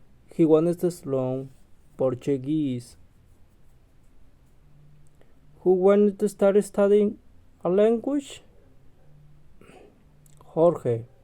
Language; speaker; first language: English; non-native, learner; Spanish